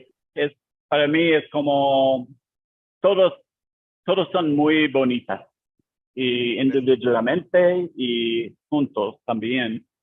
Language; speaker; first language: Spanish; non-native, learner; English